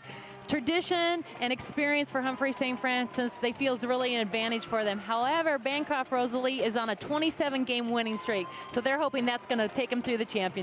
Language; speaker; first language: English; native; English